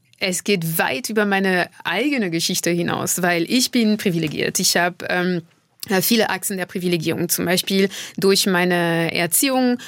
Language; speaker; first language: German; non-native, fluent; French